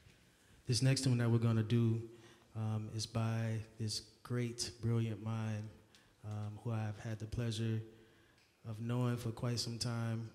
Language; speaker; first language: English; native; English